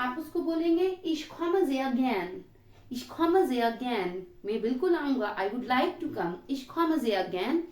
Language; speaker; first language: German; non-native, learner; Hindi